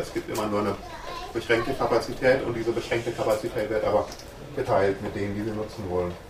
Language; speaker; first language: German; native; German